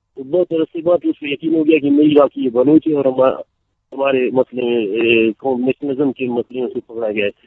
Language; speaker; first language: Urdu; non-native, local second language; Baluchi